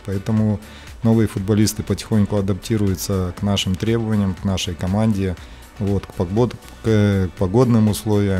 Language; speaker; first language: Russian; native; Russian